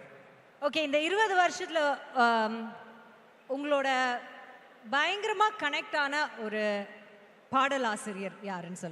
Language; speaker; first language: Tamil; native; Tamil